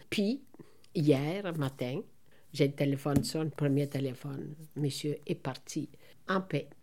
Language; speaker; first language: French; non-native, fluent; Italian